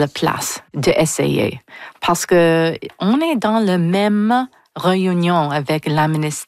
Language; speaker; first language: French; non-native, local second language; English